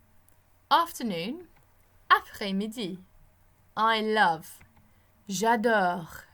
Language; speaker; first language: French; non-native, fluent; English